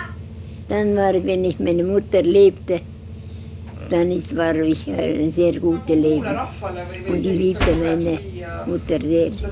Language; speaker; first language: German; non-native, learner; Estonian